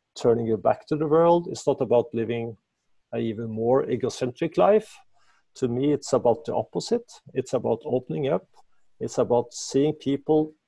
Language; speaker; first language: English; non-native, fluent; Norwegian